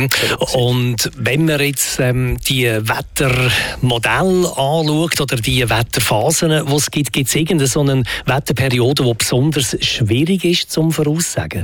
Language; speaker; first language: German; native; German